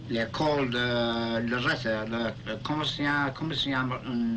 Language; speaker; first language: French; non-native, learner; English